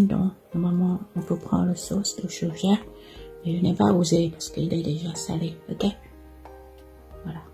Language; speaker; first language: French; non-native, fluent; Vietnamese